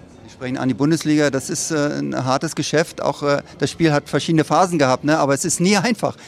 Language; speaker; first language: German; native; German